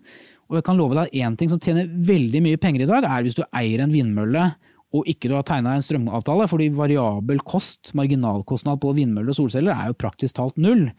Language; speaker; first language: Norwegian; native; Norwegian